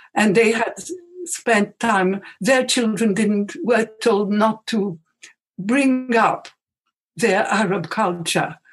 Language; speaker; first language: English; non-native, fluent; Arabic